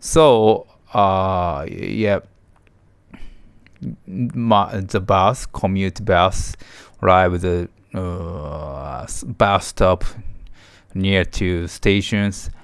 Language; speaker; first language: English; non-native, learner; Japanese